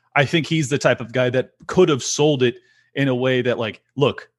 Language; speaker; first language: English; native; English